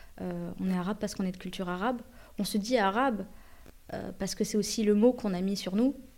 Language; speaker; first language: French; early bilingual, other home language; Arabic